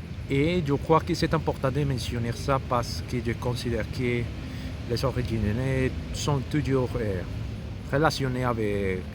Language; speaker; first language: French; non-native, learner; Spanish